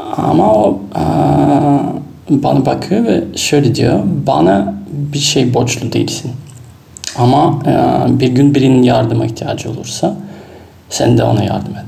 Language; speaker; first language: Turkish; non-native, fluent; Russian